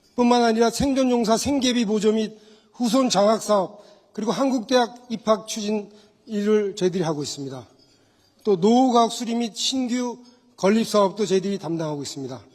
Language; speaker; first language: Korean; native; Korean